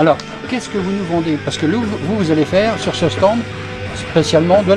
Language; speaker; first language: French; native; French